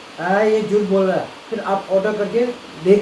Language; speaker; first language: Hindi; non-native, local second language; Tibetan